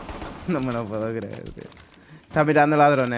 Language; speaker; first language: Spanish; native; Spanish